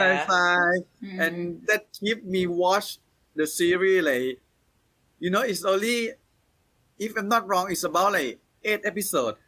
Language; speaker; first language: English; non-native, learner; Thai